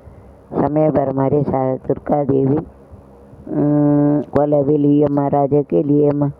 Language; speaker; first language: Tamil; native; Tamil